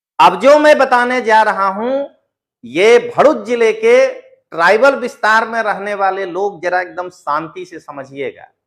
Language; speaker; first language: Hindi; non-native, local second language; Gujarati